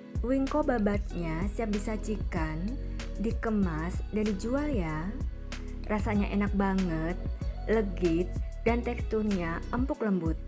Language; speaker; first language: Indonesian; native; Indonesian